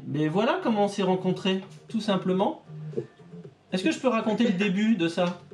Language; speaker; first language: French; native; French